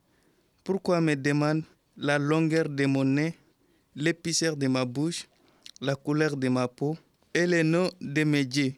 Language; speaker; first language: French; non-native, learner; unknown